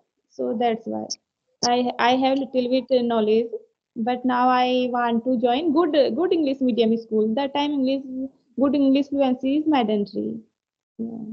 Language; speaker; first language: English; non-native, learner; Hindi